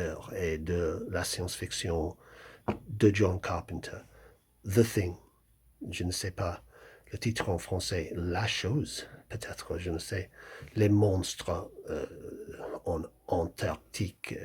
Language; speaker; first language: French; non-native, fluent; English